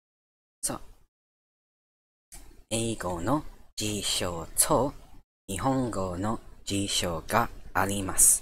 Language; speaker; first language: Japanese; non-native, learner; English